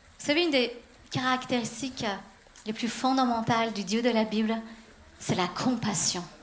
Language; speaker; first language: French; early bilingual, other home language; Persian